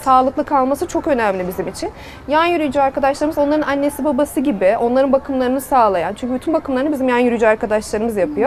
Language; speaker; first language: Turkish; native; Turkish